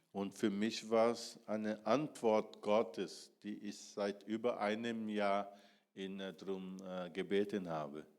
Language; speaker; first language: German; non-native, fluent; Portuguese